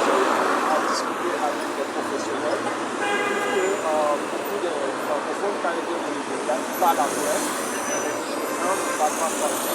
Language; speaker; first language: French; non-native, learner; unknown